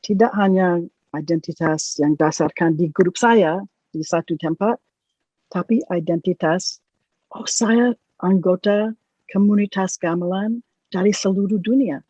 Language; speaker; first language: Indonesian; non-native, fluent; English